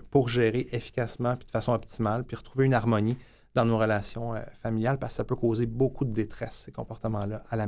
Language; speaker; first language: French; native; French